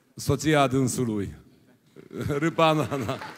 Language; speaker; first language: Romanian; non-native, local second language; Hungarian